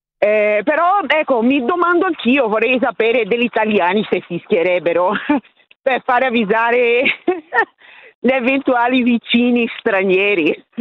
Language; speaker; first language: Italian; non-native, fluent; Portuguese